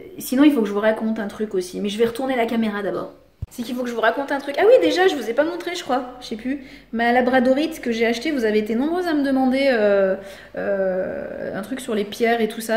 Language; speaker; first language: French; native; French